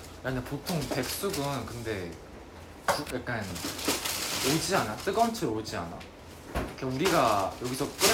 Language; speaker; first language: Korean; non-native, fluent; Chinese